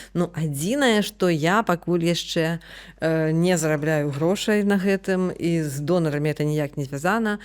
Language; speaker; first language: Belarusian; non-native, local second language; Russian